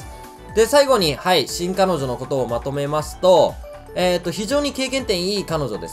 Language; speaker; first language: Japanese; native; Japanese